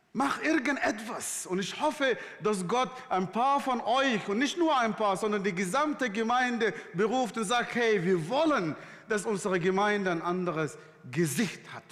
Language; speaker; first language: German; non-native, fluent; Arabic